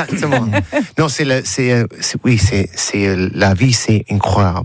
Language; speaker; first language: French; non-native, learner; English